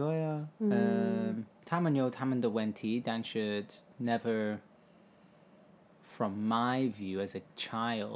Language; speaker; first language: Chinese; non-native, learner; English